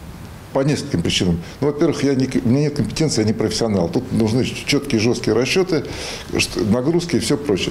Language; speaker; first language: Russian; native; Russian